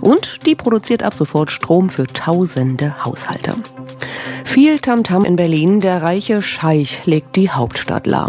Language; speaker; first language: German; native; German